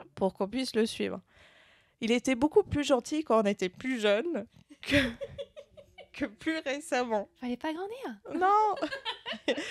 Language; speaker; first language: French; native; French